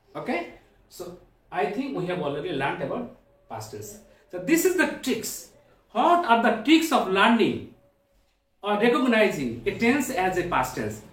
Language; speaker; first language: English; non-native, local second language; Bangla